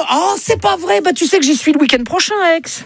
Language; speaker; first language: French; native; French